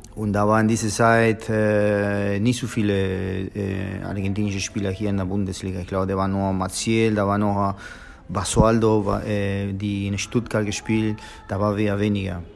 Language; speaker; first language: German; non-native, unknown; Spanish